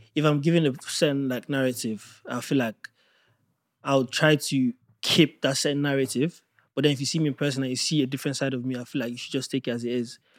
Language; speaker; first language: English; non-native, local second language; Yoruba